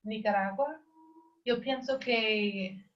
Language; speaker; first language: Spanish; non-native, learner; English